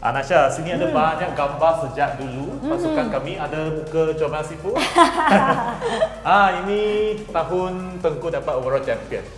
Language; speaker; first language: Malay; native; Malay